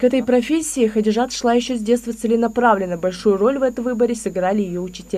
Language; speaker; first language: Russian; native; Russian